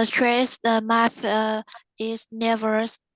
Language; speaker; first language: English; non-native, learner; Vietnamese